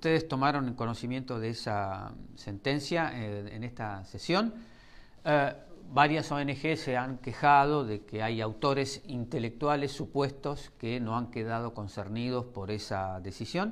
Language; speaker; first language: Spanish; native; Spanish